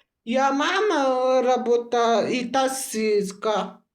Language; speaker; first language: Russian; non-native, learner; Uzbek